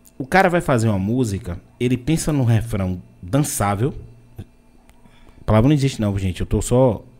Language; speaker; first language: Portuguese; native; Portuguese